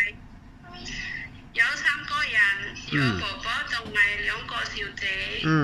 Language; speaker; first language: Cantonese; non-native, learner; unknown